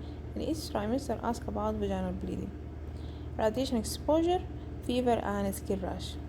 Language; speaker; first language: English; non-native, local second language; Arabic